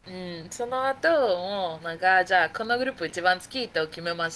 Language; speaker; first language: Japanese; non-native, learner; Spanish